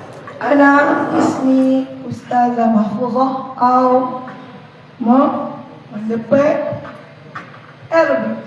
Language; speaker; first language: Arabic; non-native, fluent; Malay